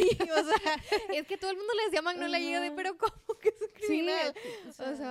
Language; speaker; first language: Spanish; native; Spanish